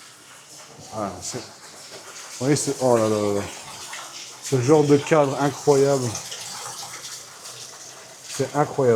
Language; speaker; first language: French; native; French